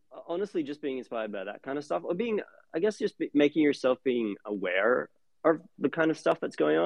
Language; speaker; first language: English; native; English